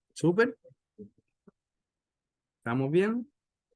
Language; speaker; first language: Spanish; native; Spanish